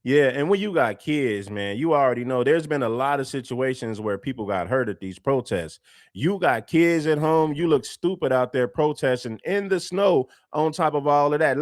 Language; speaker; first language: English; native; English